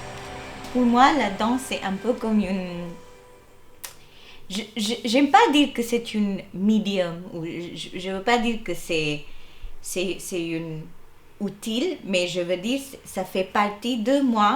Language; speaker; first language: French; non-native, fluent; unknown